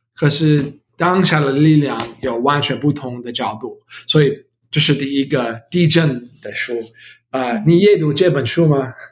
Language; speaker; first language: Chinese; non-native, learner; English